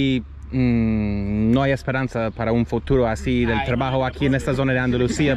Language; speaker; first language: Spanish; native; Spanish